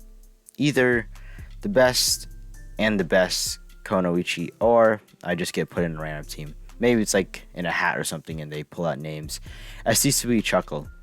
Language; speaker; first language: English; native; English